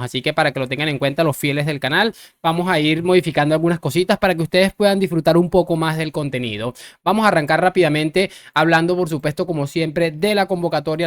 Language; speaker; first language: Spanish; native; Spanish